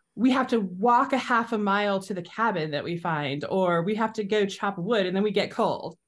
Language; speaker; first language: English; native; English